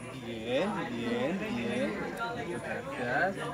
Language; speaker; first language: Spanish; non-native, learner; English